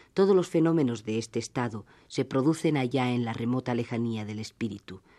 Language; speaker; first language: Spanish; native; Spanish